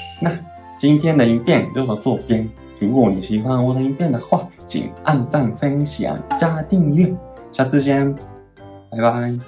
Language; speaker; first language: Chinese; non-native, fluent; Japanese